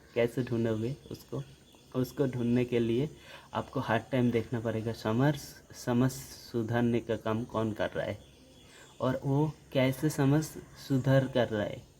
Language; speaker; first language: Hindi; non-native, local second language; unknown